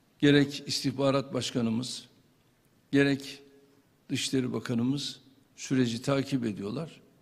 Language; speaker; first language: Turkish; native; Turkish